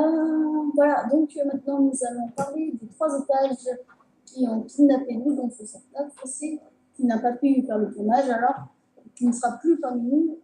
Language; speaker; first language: French; native; French